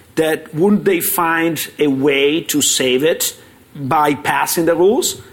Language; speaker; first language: English; non-native, fluent; Italian